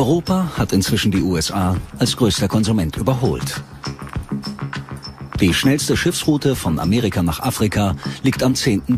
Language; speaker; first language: German; native; German